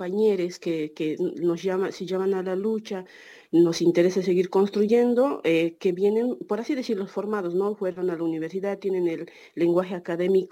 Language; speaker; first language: Spanish; native; Spanish